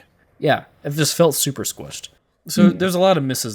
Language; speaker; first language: English; native; English